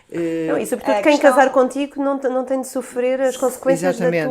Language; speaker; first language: Portuguese; native; Portuguese